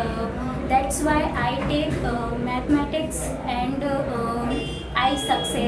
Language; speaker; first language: English; non-native, learner; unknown